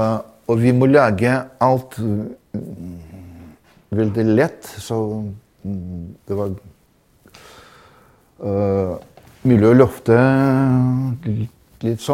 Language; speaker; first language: Norwegian; non-native, fluent; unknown